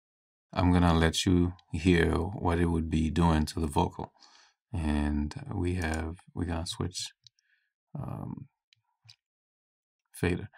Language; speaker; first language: English; native; English